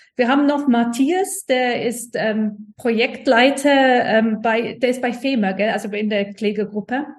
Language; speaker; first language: German; non-native, fluent; English